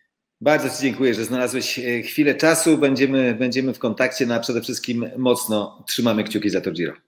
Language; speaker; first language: Polish; native; Polish